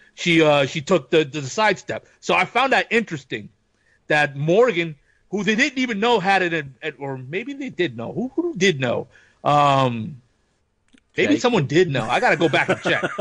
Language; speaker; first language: English; native; English